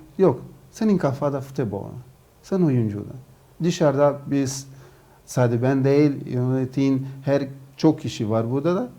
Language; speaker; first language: Turkish; non-native, learner; Portuguese